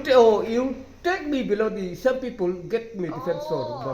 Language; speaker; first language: English; non-native, learner; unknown